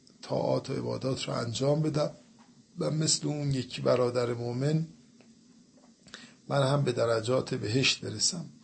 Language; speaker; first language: Persian; native; Persian